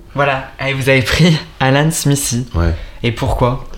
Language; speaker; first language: French; native; French